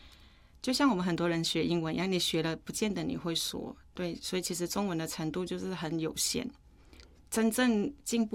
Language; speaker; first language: Chinese; non-native, fluent; Akha